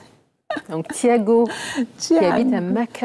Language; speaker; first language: French; native; French